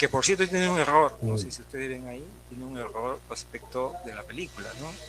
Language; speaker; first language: Spanish; native; Spanish